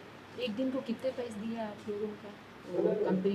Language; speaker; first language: Hindi; non-native, local second language; Telugu